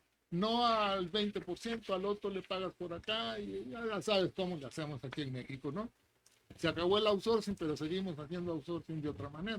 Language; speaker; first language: Spanish; native; Spanish